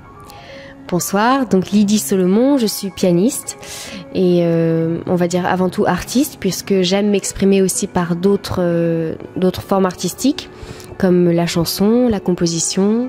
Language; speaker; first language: French; native; French